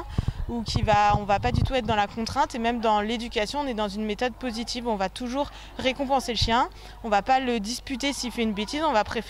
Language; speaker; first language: French; native; French